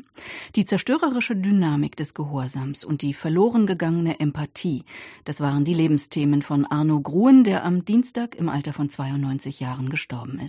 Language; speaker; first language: German; native; German